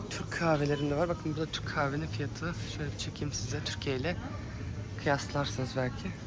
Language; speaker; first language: Turkish; early bilingual, heritage; Turkish